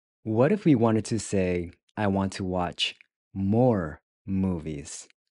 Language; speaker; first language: English; native; English